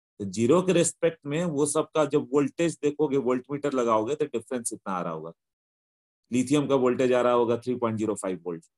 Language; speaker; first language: Hindi; native; Hindi